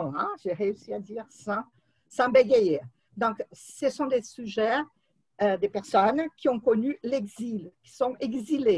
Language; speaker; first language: French; non-native, fluent; Portuguese